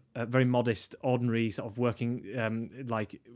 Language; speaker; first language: English; native; English